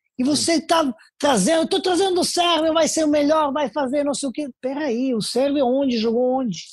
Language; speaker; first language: Portuguese; non-native, fluent; Serbian